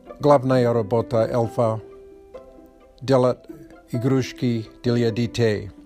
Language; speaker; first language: Russian; non-native, learner; Polish